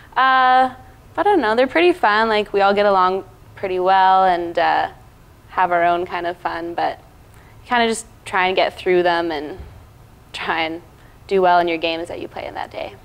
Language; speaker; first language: English; native; English